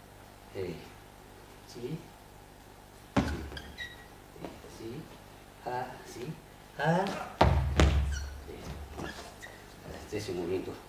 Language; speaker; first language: Spanish; non-native, learner; Chinese